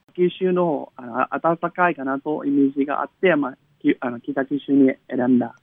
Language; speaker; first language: Japanese; non-native, fluent; Vietnamese